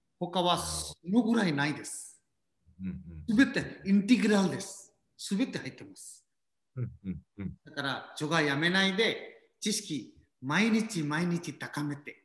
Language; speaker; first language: Japanese; non-native, learner; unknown